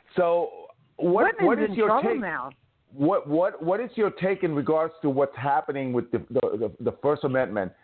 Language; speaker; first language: English; native; English